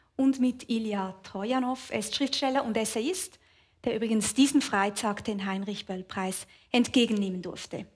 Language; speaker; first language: German; native; German